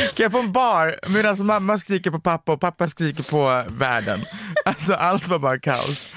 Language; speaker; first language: Swedish; early bilingual, other home language; Romanian